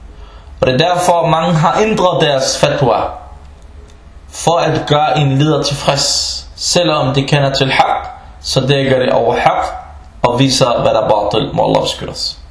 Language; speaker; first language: Danish; early bilingual, other home language; Arabic